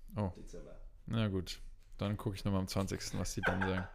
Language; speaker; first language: German; native; German